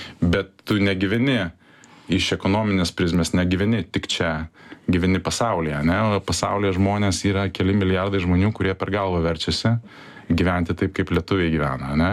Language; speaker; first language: Lithuanian; early bilingual, heritage; Lithuanian